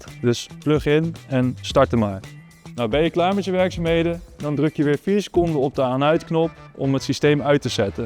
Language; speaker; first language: Dutch; native; Dutch